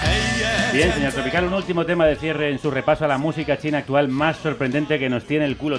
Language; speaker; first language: Spanish; native; Spanish